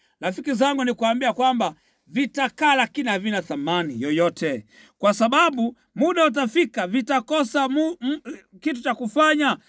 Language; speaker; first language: Swahili; native; Swahili